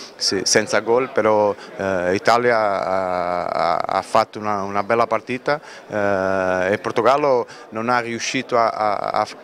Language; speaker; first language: Italian; non-native, fluent; Portuguese